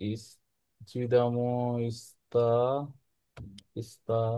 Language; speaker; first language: Italian; non-native, fluent; Bangla